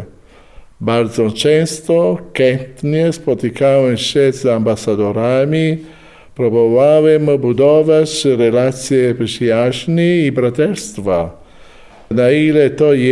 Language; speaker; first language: Polish; non-native, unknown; Italian